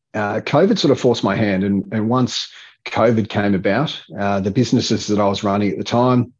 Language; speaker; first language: English; native; English